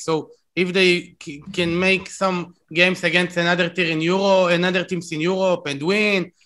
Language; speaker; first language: English; non-native, learner; Hebrew